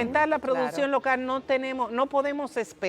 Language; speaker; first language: Spanish; native; Spanish